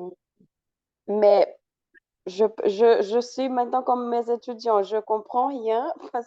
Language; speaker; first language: French; non-native, fluent; Portuguese